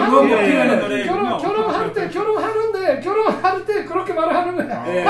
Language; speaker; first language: Korean; non-native, fluent; Japanese